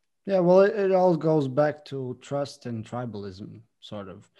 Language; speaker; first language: English; non-native, fluent; Latvian